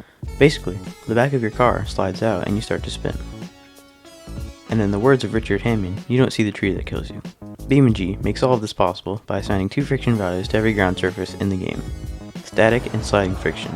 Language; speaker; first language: English; native; English